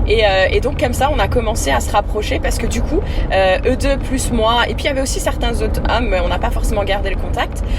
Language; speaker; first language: French; native; French